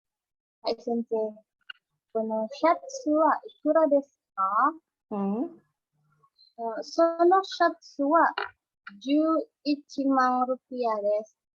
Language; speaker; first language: Japanese; non-native, learner; Indonesian